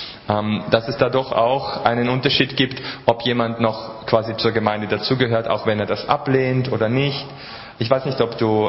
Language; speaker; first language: German; native; German